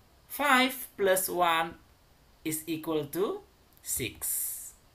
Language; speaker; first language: English; non-native, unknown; Indonesian